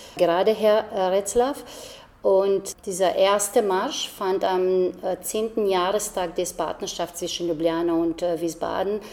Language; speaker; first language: German; non-native, fluent; Slovenian